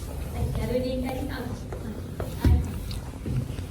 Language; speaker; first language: Japanese; native; Japanese